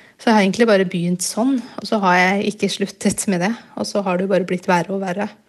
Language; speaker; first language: Norwegian; early bilingual, other home language; Burmese